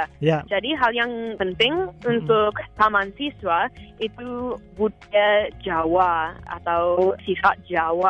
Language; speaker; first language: Indonesian; non-native, fluent; English